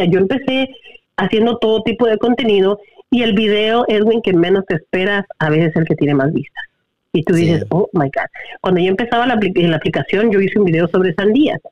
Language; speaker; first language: Spanish; native; Spanish